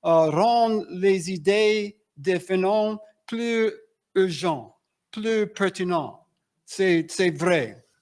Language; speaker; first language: French; non-native, learner; English